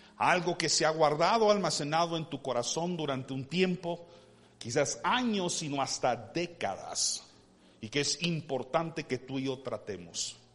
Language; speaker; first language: Spanish; early bilingual, heritage; Spanish